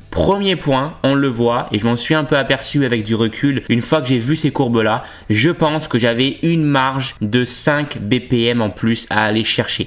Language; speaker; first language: French; native; French